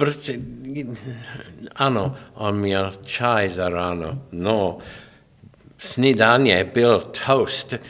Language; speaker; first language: Czech; non-native, learner; English